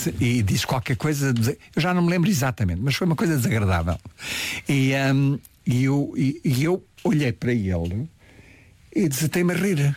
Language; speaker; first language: Portuguese; native; Portuguese